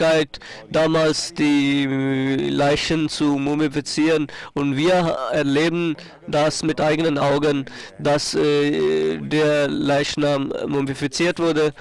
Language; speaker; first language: German; non-native, fluent; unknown